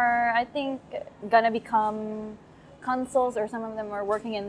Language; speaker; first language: English; non-native, local second language; Cebuano